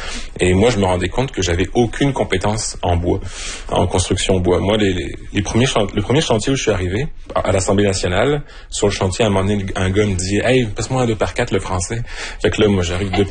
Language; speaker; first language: French; native; French